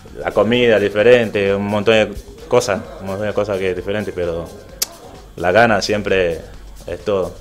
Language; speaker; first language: Spanish; non-native, fluent; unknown